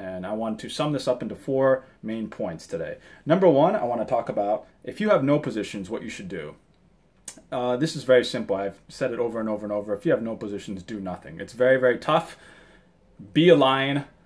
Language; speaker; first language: English; early bilingual, other home language; Japanese